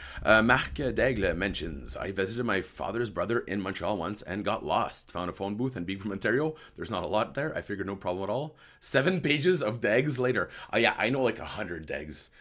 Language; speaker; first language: English; early bilingual, other home language; French